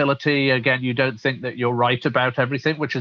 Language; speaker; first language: English; native; English